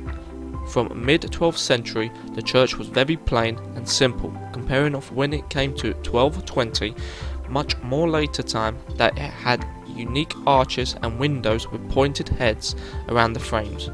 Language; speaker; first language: English; non-native, fluent; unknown